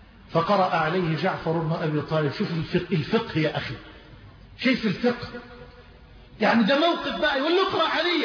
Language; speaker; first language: Arabic; native; Arabic